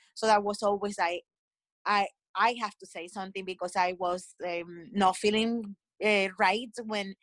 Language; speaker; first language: English; non-native, fluent; Spanish